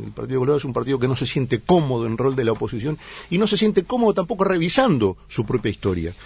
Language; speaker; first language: Spanish; native; Spanish